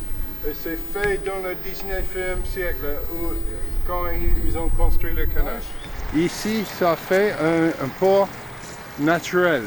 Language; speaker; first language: French; non-native, fluent; English